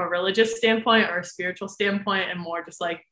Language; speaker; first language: English; native; English